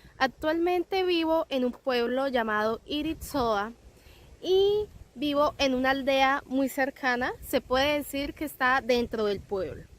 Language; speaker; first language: Spanish; native; Spanish